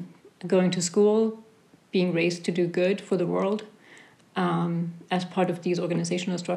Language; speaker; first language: English; non-native, fluent; German